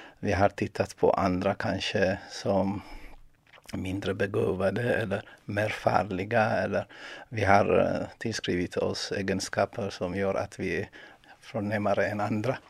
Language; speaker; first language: Swedish; non-native, fluent; Amharic